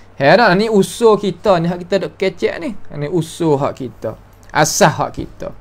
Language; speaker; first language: Malay; native; Malay